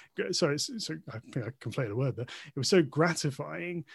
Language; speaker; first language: English; native; English